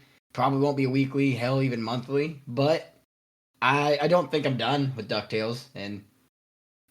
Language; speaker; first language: English; native; English